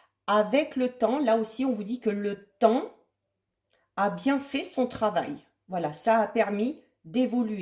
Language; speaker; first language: French; native; French